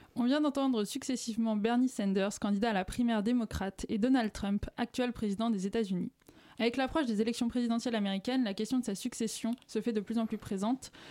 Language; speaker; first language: French; native; French